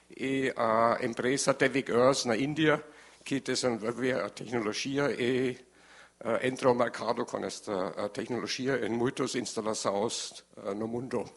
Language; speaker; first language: Portuguese; non-native, learner; German